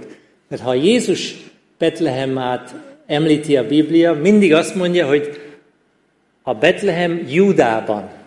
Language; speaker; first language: Hungarian; non-native, fluent; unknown